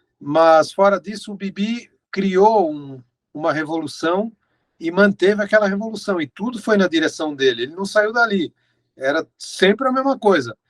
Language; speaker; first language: Portuguese; native; Portuguese